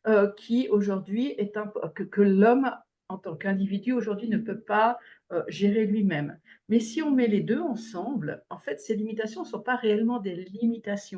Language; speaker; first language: French; native; French